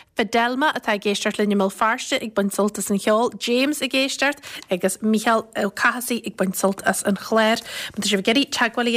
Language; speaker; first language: Irish; native; Irish